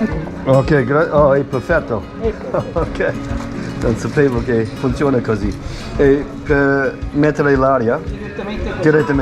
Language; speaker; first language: Italian; early bilingual, heritage; English